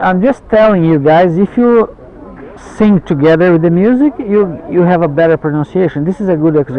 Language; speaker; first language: English; non-native, fluent; Portuguese